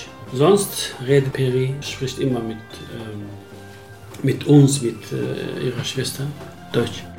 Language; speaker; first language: German; non-native, local second language; Kurdish